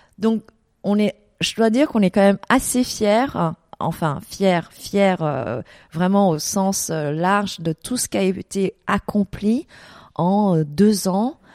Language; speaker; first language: French; early bilingual, other home language; Vietnamese